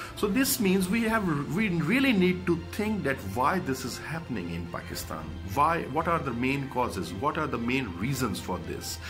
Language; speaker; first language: English; non-native, local second language; Urdu